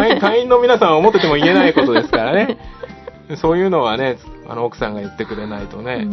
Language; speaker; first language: Japanese; native; Japanese